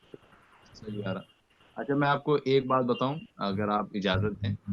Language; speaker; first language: Hindi; native; Hindi